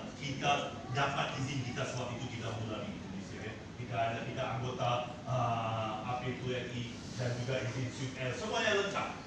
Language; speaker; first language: Indonesian; non-native, fluent; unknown